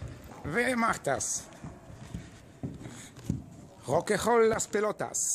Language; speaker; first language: German; non-native, fluent; Polish